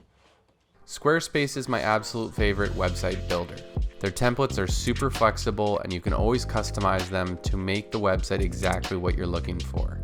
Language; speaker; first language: English; native; English